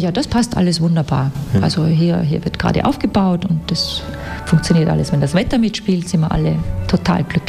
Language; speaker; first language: German; native; German